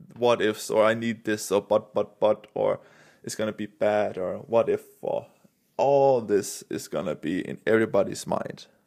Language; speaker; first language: English; non-native, fluent; Danish